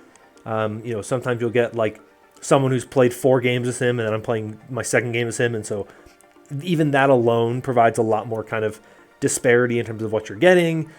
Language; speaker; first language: English; native; English